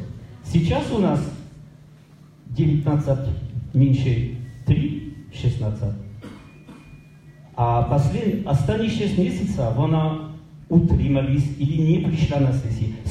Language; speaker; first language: Ukrainian; non-native, learner; French